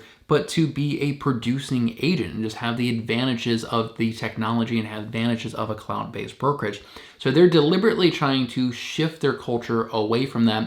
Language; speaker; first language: English; native; English